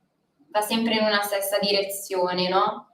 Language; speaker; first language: Italian; native; Italian